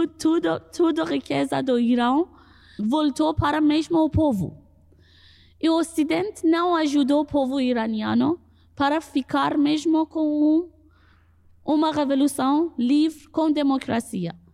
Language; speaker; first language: Portuguese; non-native, fluent; Persian